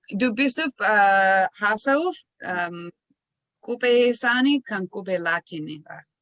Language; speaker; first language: Oromo; non-native, learner; English